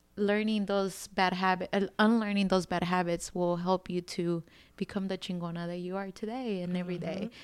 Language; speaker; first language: English; early bilingual, other home language; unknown